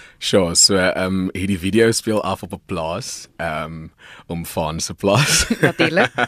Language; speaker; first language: Afrikaans; non-native, local second language; Northern Sotho